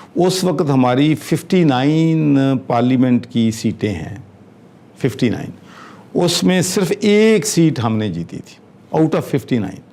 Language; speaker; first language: Urdu; non-native, local second language; Punjabi